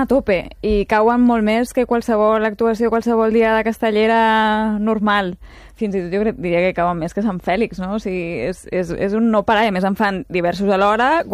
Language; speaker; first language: Catalan; native; Catalan